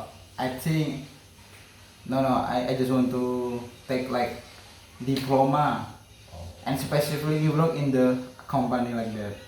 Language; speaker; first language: English; non-native, learner; Indonesian